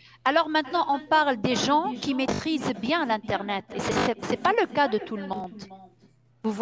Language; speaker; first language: French; non-native, fluent; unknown